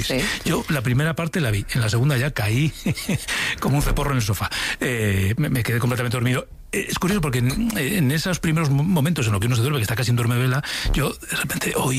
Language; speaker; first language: Spanish; native; Spanish